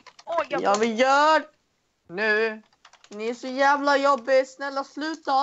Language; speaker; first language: Swedish; native; Swedish